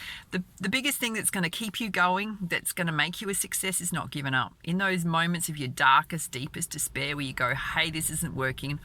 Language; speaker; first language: English; native; English